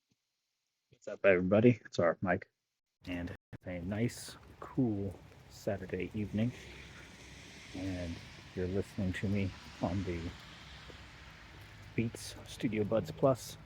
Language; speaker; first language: English; native; English